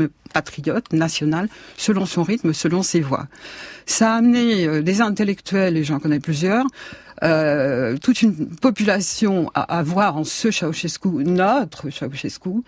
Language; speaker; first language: French; native; French